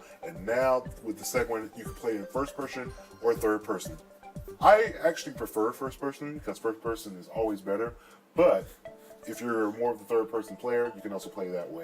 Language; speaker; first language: English; native; English